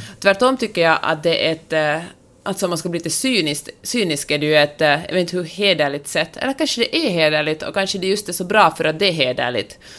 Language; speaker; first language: Swedish; native; Swedish